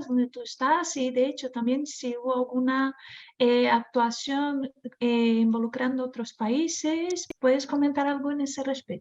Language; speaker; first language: Spanish; non-native, fluent; Portuguese